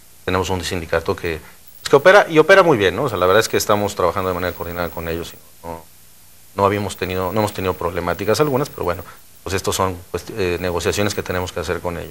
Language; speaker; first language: Spanish; native; Spanish